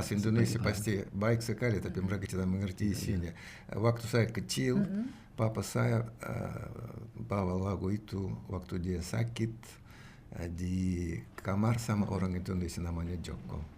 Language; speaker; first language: Indonesian; non-native, learner; Russian